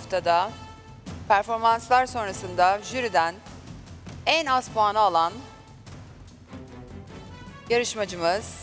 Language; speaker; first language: Turkish; native; Turkish